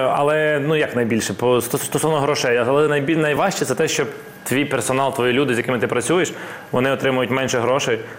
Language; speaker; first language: Ukrainian; non-native, local second language; Russian